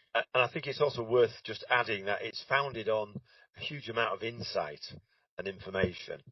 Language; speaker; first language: English; native; English